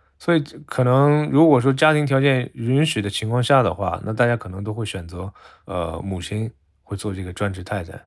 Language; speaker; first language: Chinese; non-native, fluent; Japanese